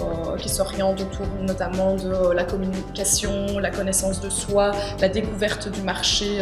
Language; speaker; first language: French; native; French